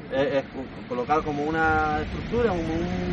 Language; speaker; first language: Spanish; native; Spanish